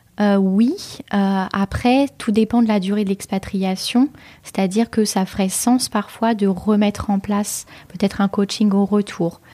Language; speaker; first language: French; native; French